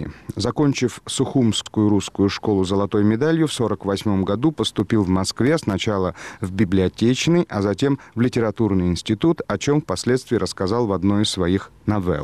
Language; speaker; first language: Russian; native; Russian